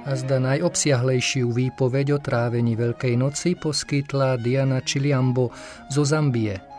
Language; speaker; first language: Slovak; native; Slovak